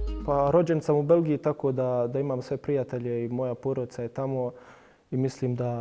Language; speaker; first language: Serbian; early bilingual, heritage; Bosnian